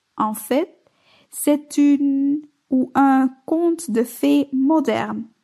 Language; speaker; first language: French; non-native, learner; Dutch